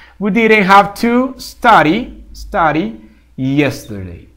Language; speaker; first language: English; non-native, fluent; Spanish